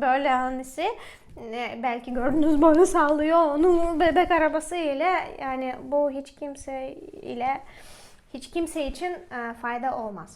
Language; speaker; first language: Turkish; non-native, fluent; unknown